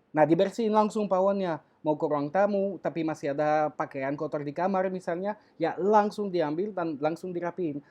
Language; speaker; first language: Indonesian; non-native, fluent; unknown